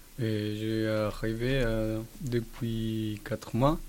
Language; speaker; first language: French; non-native, learner; Spanish